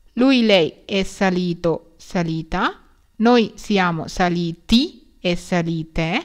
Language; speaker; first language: Italian; non-native, fluent; Sinhala